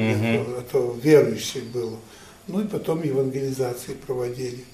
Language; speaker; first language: Russian; non-native, fluent; Ukrainian